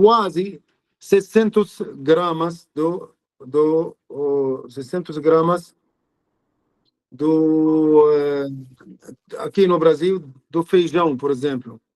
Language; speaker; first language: Portuguese; non-native, fluent; Arabic